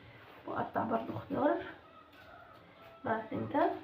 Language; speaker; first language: Arabic; native; Arabic